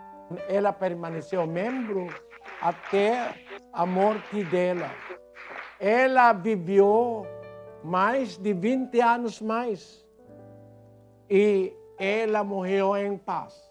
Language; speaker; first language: Portuguese; non-native, learner; Filipino